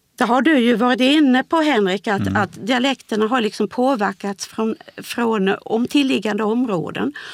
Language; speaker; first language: Swedish; native; Swedish